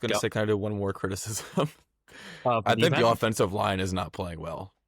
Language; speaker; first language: English; native; English